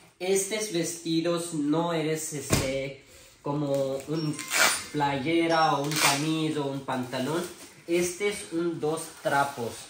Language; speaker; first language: Spanish; non-native, learner; Urdu